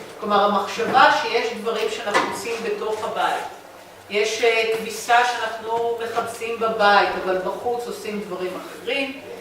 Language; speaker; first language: Hebrew; native; Hebrew